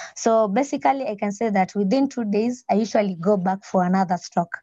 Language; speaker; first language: English; non-native, local second language; Luo (Kenya and Tanzania)